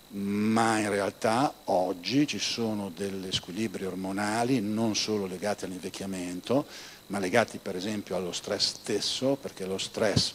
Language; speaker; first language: Italian; native; Italian